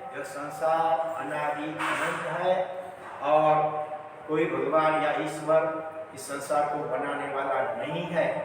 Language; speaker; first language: Hindi; non-native, local second language; Gujarati